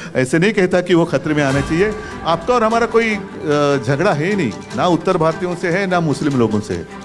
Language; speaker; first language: Hindi; non-native, local second language; Marathi